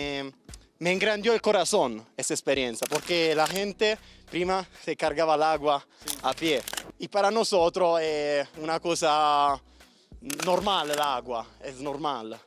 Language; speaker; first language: Spanish; non-native, learner; Italian